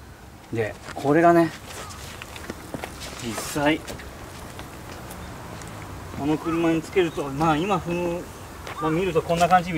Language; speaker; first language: Japanese; native; Japanese